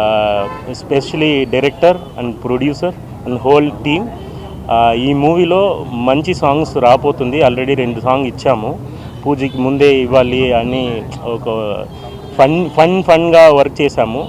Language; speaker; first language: Telugu; non-native, fluent; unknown